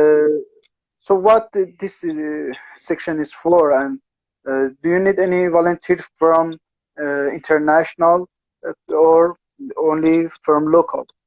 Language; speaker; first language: English; non-native, learner; Persian